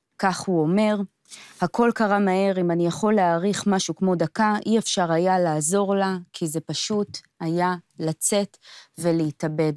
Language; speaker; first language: Hebrew; native; Hebrew